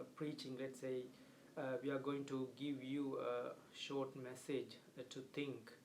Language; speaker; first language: English; non-native, local second language; Sinhala